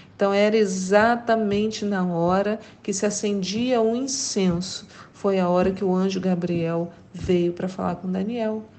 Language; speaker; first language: Portuguese; native; Portuguese